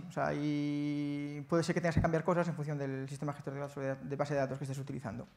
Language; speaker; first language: Spanish; native; Spanish